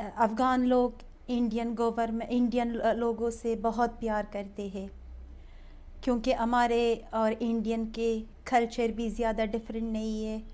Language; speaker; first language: Hindi; non-native, fluent; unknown